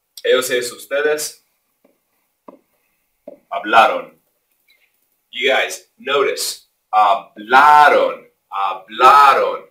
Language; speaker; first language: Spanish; non-native, fluent; English